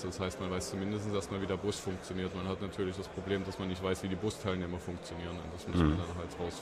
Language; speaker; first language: German; native; German